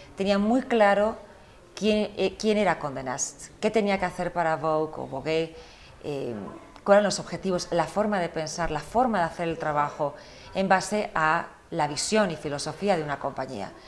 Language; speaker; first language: Spanish; early bilingual, heritage; Spanish